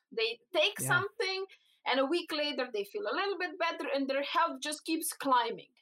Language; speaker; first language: English; non-native, fluent; Slovenian